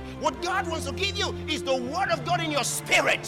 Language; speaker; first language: English; non-native, local second language; Yoruba